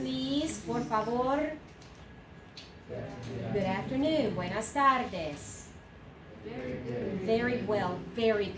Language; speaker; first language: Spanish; non-native, fluent; English